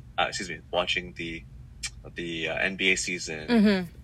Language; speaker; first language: English; native; English